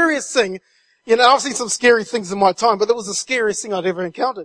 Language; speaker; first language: English; native; English